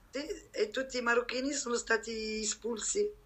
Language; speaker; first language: Italian; non-native, fluent; French